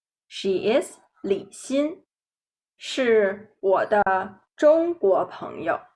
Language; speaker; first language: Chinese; non-native, fluent; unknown